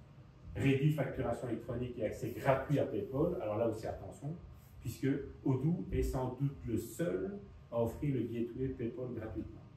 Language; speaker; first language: French; native; French